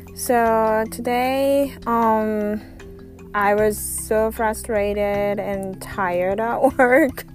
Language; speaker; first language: English; non-native, fluent; Japanese